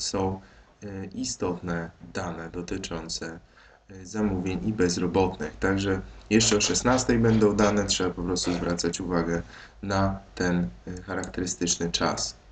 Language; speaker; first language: Polish; native; Polish